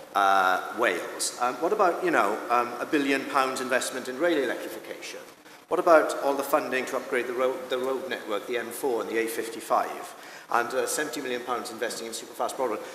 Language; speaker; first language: English; native; English